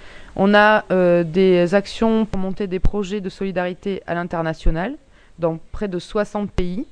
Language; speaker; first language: French; native; French